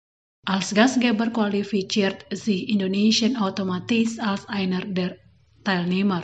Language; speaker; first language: German; non-native, fluent; Indonesian